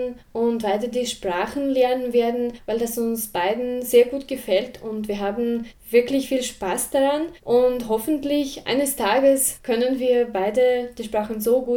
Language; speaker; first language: German; non-native, fluent; Russian